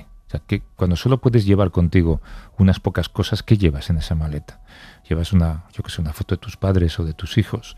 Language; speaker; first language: Spanish; native; Spanish